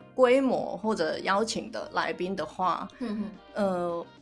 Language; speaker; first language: Chinese; non-native, local second language; Cantonese